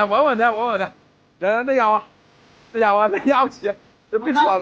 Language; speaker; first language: Chinese; native; Chinese